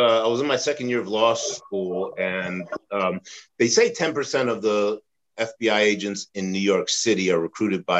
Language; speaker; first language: English; native; English